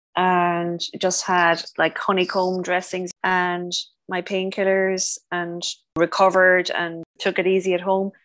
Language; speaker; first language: English; native; English